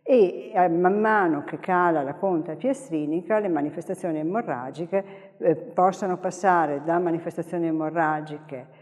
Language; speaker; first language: Italian; native; Italian